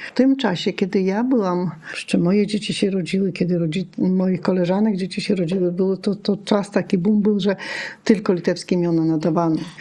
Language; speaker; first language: Polish; non-native, local second language; Lithuanian